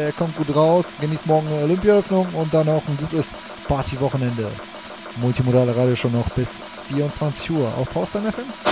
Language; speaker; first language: German; native; German